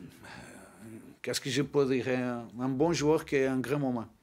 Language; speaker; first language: French; non-native, learner; Portuguese